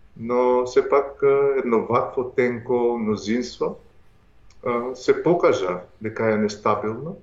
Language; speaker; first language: Macedonian; non-native, local second language; Albanian